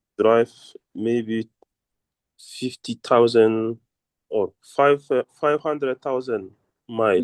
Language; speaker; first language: English; non-native, fluent; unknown